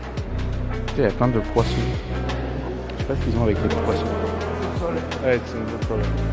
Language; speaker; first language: French; native; French